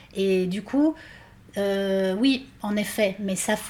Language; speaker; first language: French; non-native, fluent; Spanish